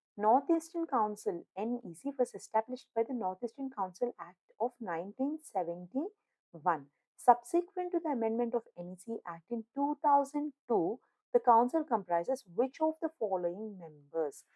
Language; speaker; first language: English; non-native, local second language; Telugu